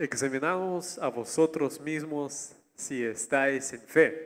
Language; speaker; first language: Spanish; non-native, learner; Russian